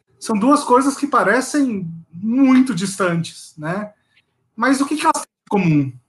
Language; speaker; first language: Portuguese; native; Portuguese